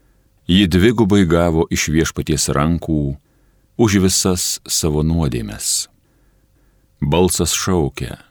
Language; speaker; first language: Lithuanian; native; Lithuanian